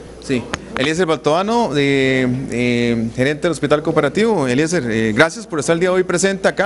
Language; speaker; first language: Spanish; native; Spanish